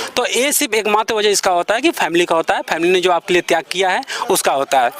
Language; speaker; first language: Hindi; native; Hindi